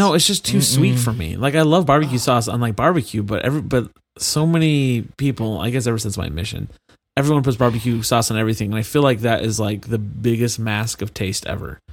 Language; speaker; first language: English; native; English